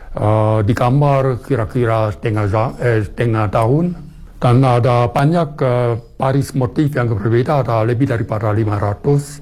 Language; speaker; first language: Indonesian; non-native, fluent; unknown